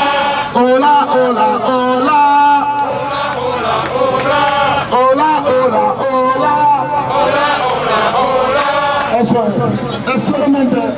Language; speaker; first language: Spanish; non-native, fluent; Wolof